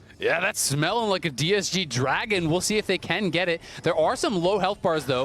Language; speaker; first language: English; native; English